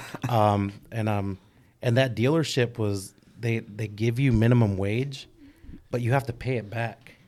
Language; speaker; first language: English; early bilingual, other home language; Spanish